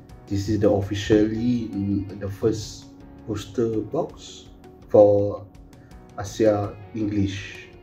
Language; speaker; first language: English; non-native, local second language; Malay